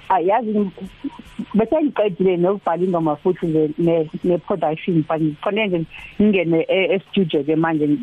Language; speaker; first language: Zulu; non-native, local second language; Xhosa